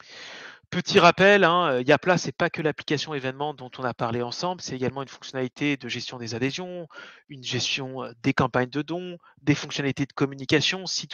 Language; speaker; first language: French; native; French